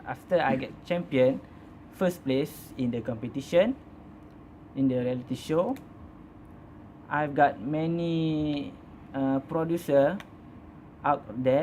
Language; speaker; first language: English; non-native, learner; Malay